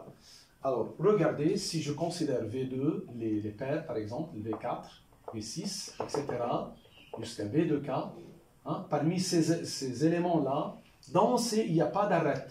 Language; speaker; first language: French; non-native, local second language; Arabic